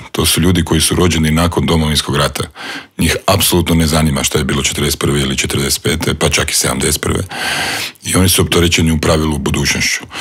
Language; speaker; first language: Croatian; native; Croatian